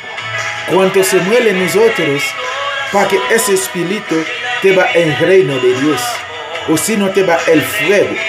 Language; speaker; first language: Spanish; non-native, learner; Haitian Creole